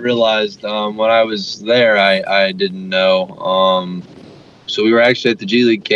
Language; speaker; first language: English; native; English